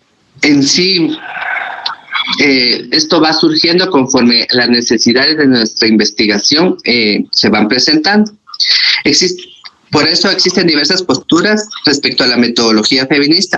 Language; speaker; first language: Spanish; native; Spanish